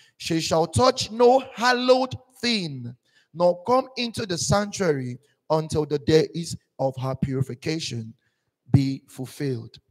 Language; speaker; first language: English; non-native, local second language; Igbo